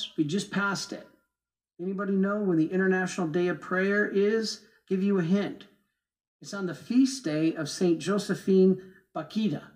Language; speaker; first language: English; native; English